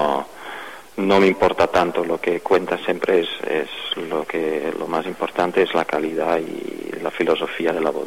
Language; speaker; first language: Spanish; non-native, fluent; Dutch